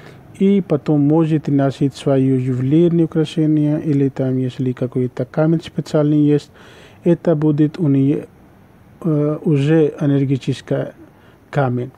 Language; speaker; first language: Russian; non-native, learner; Urdu